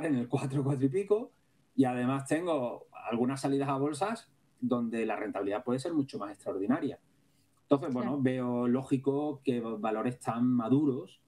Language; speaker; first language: Spanish; native; Spanish